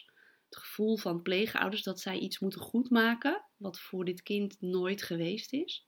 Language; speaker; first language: Dutch; native; Dutch